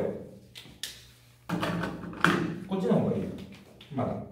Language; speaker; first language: Japanese; native; Japanese